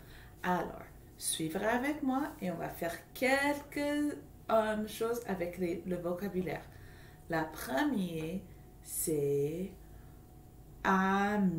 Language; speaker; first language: French; non-native, fluent; English